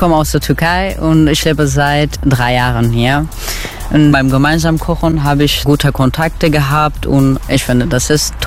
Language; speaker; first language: German; non-native, learner; Turkish